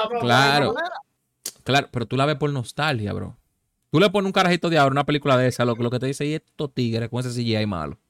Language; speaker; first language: Spanish; native; Spanish